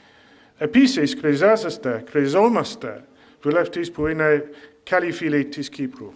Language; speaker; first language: Greek; non-native, fluent; English